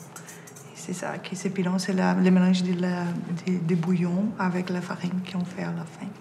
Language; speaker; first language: French; non-native, learner; Portuguese